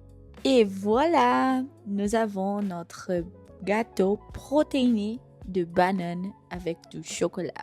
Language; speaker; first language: French; non-native, fluent; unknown